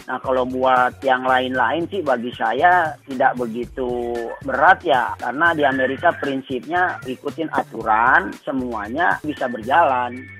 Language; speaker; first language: Indonesian; native; Indonesian